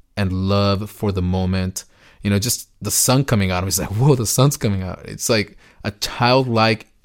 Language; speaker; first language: English; early bilingual, other home language; Spanish